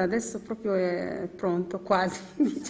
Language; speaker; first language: Italian; non-native, fluent; Arabic